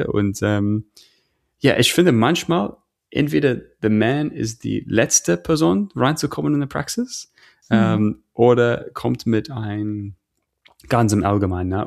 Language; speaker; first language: German; non-native, fluent; English